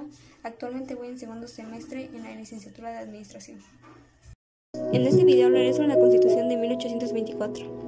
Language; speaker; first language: Spanish; native; Spanish